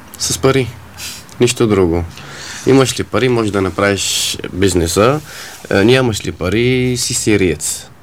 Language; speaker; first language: Bulgarian; non-native, fluent; Arabic